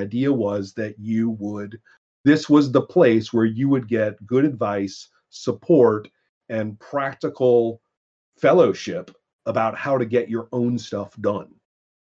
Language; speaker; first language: English; native; English